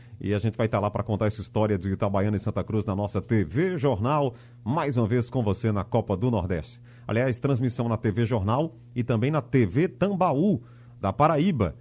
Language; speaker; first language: Portuguese; native; Portuguese